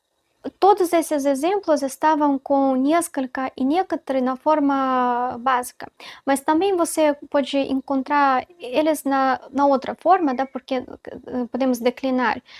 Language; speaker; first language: Portuguese; non-native, fluent; Russian